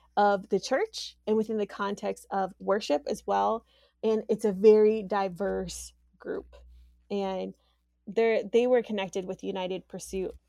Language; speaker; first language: English; native; English